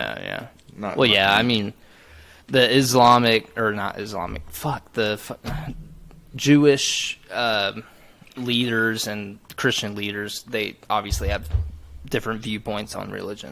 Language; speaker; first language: English; native; English